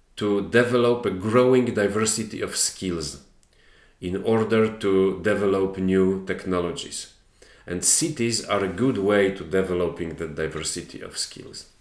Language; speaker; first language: English; non-native, fluent; Polish